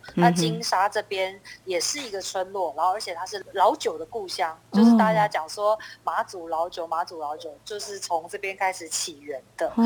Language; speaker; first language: Chinese; native; Chinese